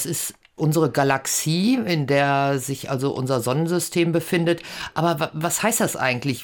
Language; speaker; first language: German; native; German